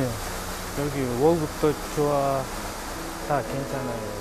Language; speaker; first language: Korean; non-native, learner; Kyrgyz